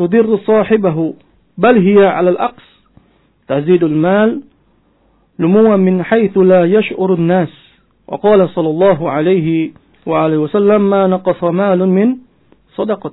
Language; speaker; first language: Arabic; non-native, fluent; Indonesian